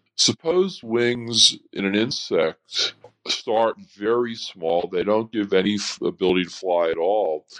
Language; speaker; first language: English; native; English